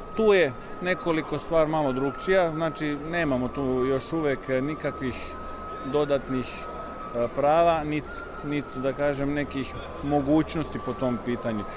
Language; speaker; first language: Serbian; early bilingual, heritage; Serbian